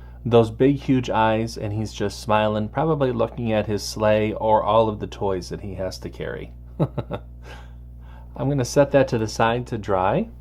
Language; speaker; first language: English; native; English